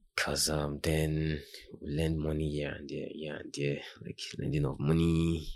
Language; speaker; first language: English; non-native, local second language; Yoruba